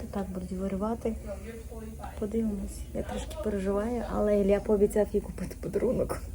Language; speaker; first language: Ukrainian; non-native, local second language; Russian